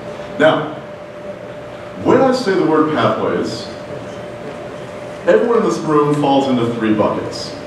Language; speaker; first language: English; native; English